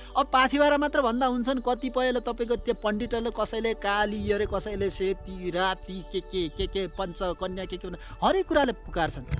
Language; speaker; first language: Nepali; non-native, local second language; Limburgish